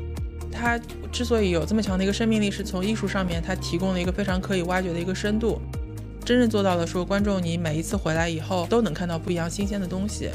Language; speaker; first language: Chinese; native; Chinese